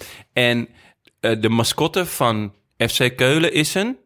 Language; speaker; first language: Dutch; native; Dutch